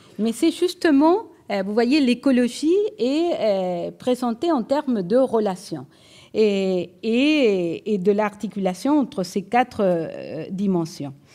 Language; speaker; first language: French; non-native, fluent; Spanish